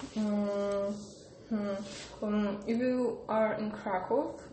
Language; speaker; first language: English; non-native, learner; Polish